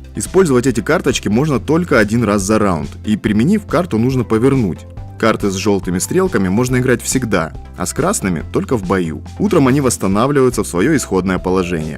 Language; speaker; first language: Russian; native; Russian